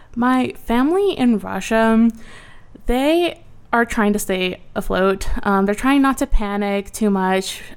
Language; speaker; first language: English; early bilingual, other home language; Ukrainian